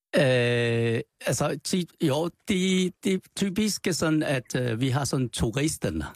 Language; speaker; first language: Danish; non-native, learner; Chinese